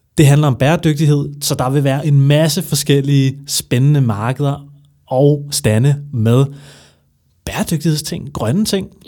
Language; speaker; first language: Danish; native; Danish